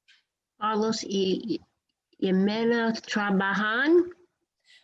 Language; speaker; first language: Spanish; non-native, learner; English